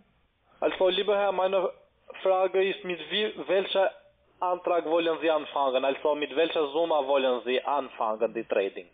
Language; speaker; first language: German; non-native, learner; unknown